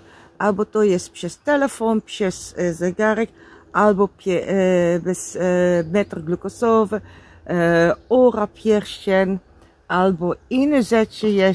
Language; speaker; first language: Polish; non-native, learner; Dutch